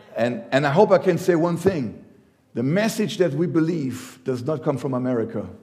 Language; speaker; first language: English; non-native, fluent; German